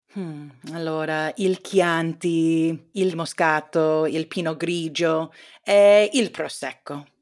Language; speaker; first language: Italian; non-native, learner; English